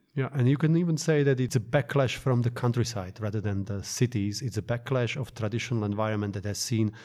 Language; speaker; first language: English; non-native, fluent; Slovak